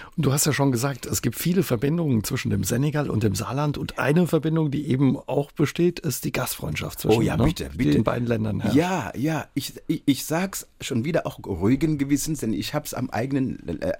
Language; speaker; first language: German; non-native, fluent; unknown